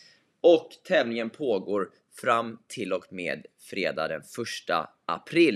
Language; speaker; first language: Swedish; native; Swedish